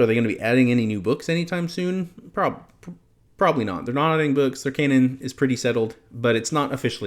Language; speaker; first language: English; native; English